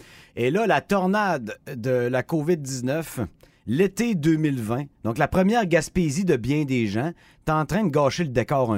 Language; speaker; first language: French; native; French